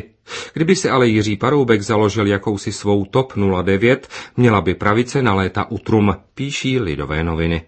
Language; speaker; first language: Czech; native; Czech